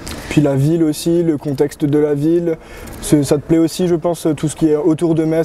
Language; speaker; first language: French; native; French